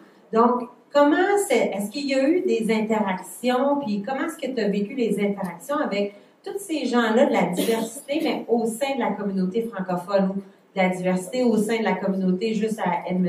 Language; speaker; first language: French; native; French